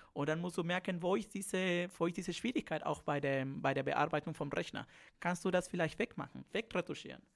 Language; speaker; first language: German; non-native, fluent; Spanish